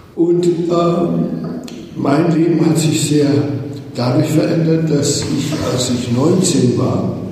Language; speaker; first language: German; native; German